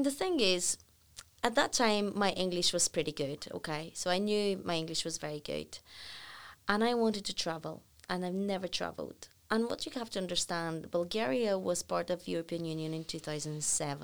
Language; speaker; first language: English; non-native, fluent; Bulgarian